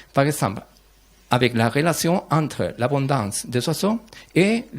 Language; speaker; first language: French; non-native, learner; Spanish